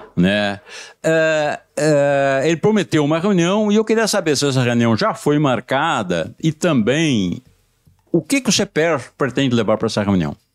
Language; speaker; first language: Portuguese; native; Portuguese